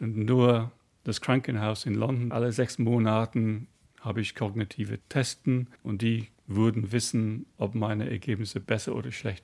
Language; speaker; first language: German; non-native, fluent; English